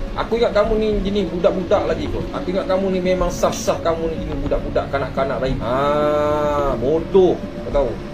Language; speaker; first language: Malay; native; Malay